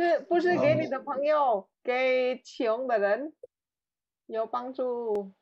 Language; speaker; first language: Chinese; non-native, fluent; Indonesian